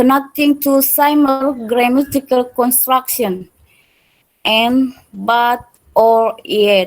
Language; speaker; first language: English; non-native, learner; Indonesian